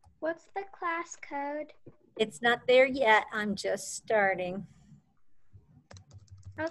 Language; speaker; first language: English; native; English